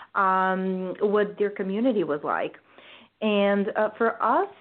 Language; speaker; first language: English; non-native, fluent; Bulgarian